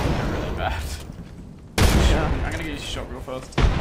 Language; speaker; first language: English; native; English